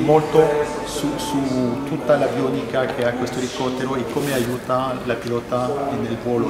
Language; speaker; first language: Italian; non-native, fluent; French